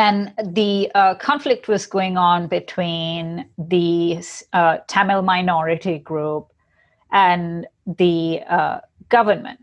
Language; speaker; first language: English; non-native, local second language; Sinhala